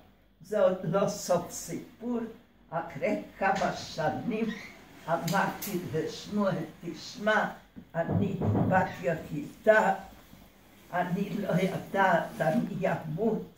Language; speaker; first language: Hebrew; early bilingual, other home language; Hungarian